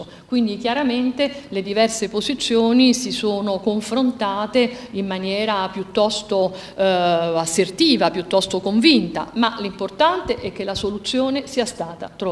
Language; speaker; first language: Italian; native; Italian